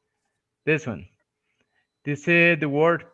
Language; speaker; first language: English; non-native, fluent; Spanish